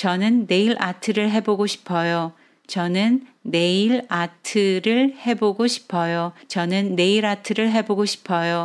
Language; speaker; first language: Korean; non-native, fluent; Chinese